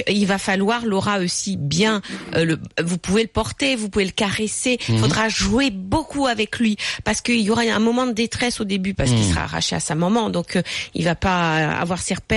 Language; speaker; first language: French; native; French